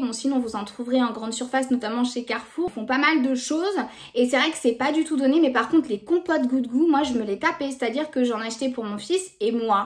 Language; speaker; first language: French; native; French